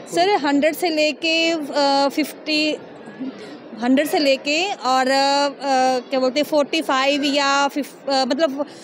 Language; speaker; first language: Hindi; native; Hindi